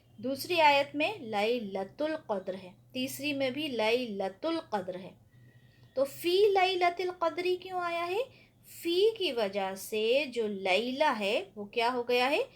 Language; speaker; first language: Urdu; native; Urdu